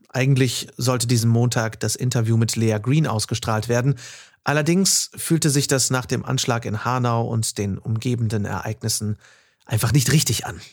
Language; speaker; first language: German; native; German